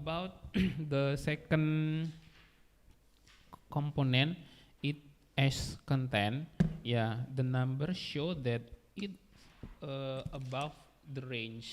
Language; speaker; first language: English; non-native, learner; Indonesian